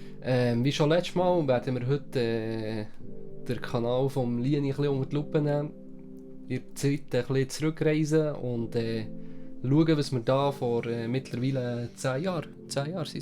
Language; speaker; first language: German; native; German